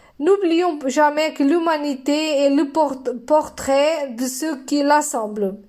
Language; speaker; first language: French; non-native, fluent; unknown